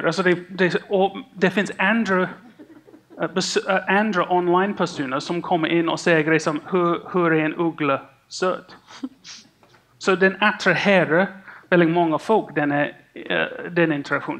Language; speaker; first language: Swedish; non-native, fluent; English